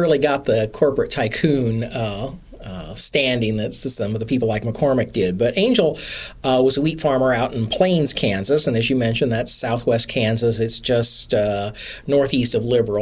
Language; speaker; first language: English; native; English